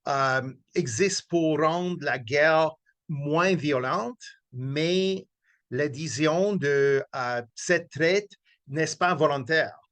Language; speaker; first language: French; non-native, local second language; English